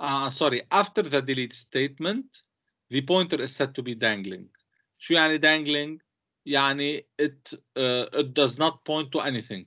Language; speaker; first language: English; non-native, local second language; Arabic